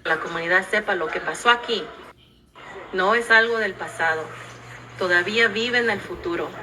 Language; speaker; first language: Spanish; early bilingual, other home language; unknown